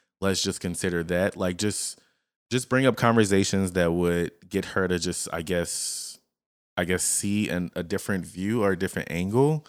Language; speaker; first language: English; native; English